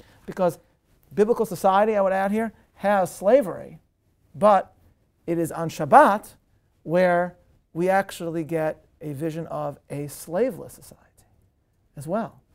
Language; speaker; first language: English; native; English